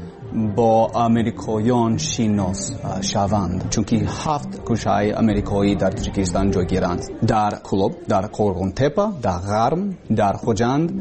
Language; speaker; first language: Persian; non-native, learner; English